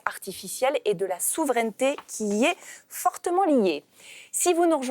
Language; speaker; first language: French; native; French